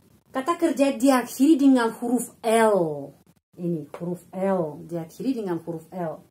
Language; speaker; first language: Indonesian; non-native, fluent; Russian